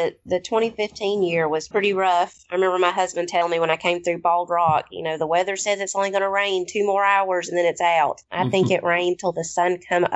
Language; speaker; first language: English; native; English